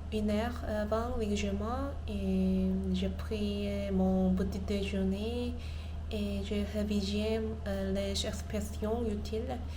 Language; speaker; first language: French; non-native, learner; Korean